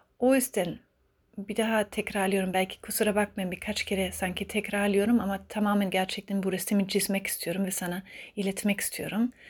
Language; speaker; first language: Turkish; early bilingual, heritage; Turkish